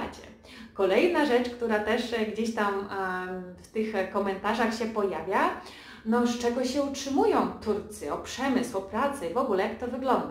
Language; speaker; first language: Polish; early bilingual, heritage; Polish